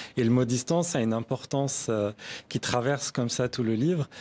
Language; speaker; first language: French; non-native, local second language; Arabic